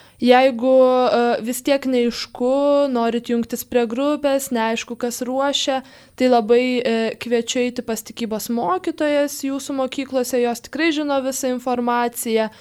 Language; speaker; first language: Lithuanian; native; Lithuanian